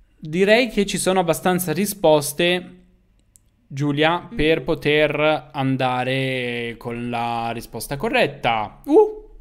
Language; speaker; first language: Italian; native; Italian